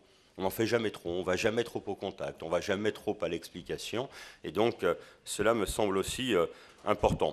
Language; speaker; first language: French; native; French